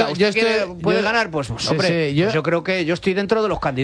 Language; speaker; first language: Spanish; native; Spanish